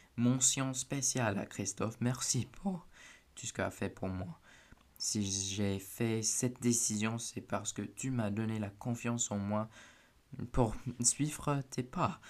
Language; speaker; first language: French; non-native, fluent; English